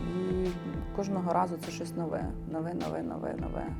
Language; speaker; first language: Ukrainian; native; Ukrainian